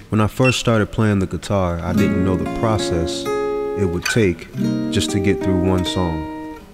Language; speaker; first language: English; native; English